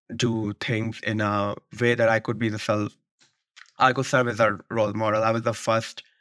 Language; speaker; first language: English; non-native, local second language; Urdu